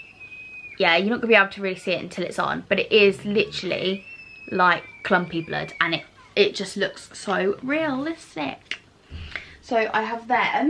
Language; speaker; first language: English; native; English